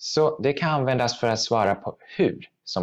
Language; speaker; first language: Swedish; non-native, fluent; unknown